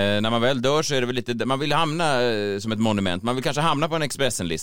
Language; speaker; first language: Swedish; native; Swedish